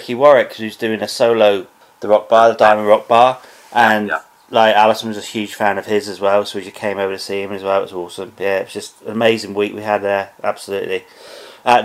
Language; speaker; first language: English; native; English